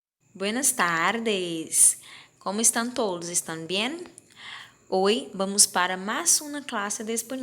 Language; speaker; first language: Spanish; non-native, fluent; Portuguese